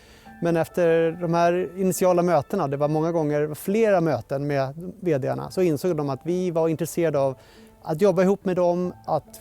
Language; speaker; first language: Swedish; native; Swedish